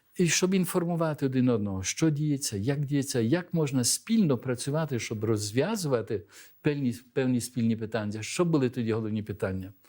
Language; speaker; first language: Ukrainian; early bilingual, heritage; Ukrainian